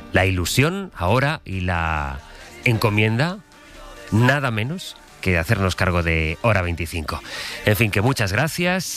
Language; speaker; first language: Spanish; native; Spanish